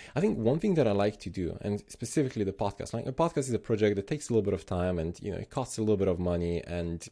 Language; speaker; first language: English; non-native, fluent; Slovenian